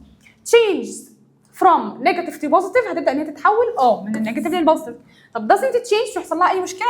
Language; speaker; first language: Arabic; native; Arabic